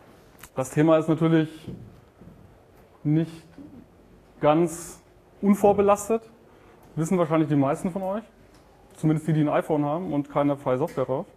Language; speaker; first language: German; native; German